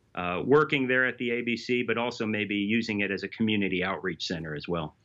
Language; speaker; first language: English; native; English